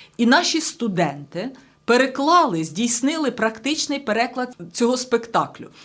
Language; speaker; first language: Ukrainian; native; Ukrainian